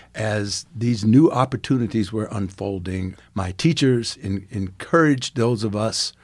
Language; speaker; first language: English; native; English